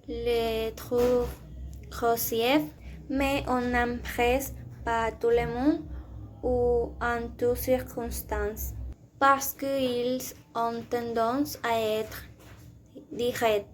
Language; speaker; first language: French; non-native, learner; Spanish